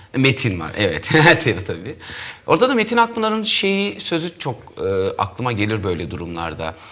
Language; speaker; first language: Turkish; native; Turkish